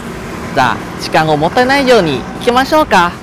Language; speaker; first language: Japanese; non-native, learner; Thai